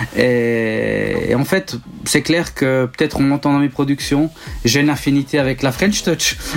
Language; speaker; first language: French; non-native, local second language; Italian